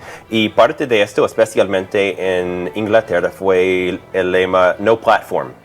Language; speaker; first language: Spanish; non-native, fluent; English